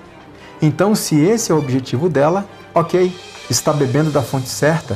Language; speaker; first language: Portuguese; native; Portuguese